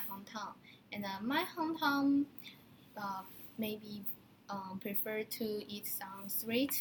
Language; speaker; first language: English; non-native, learner; Chinese